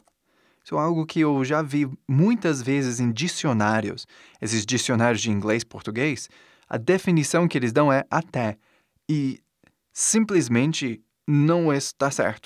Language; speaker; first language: Portuguese; non-native, fluent; English